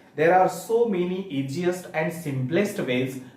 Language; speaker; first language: English; non-native, local second language; Marathi